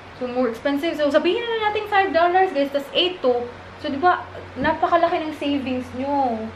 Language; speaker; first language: Filipino; native; Filipino